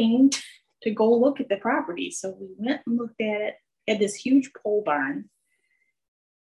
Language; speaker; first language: English; native; English